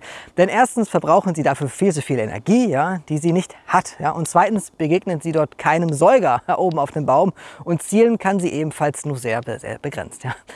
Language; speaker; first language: German; native; German